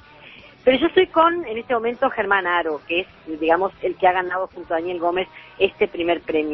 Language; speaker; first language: Spanish; native; Spanish